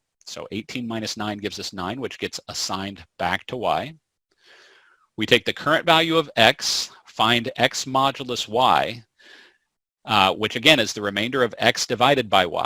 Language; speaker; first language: English; native; English